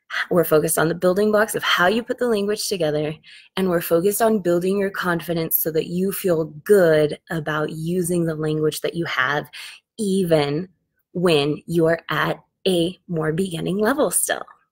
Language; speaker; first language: English; native; English